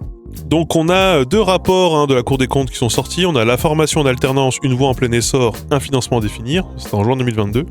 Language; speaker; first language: French; native; French